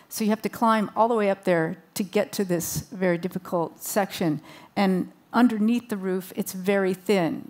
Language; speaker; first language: English; native; English